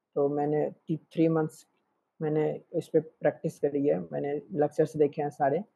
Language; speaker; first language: Hindi; native; Hindi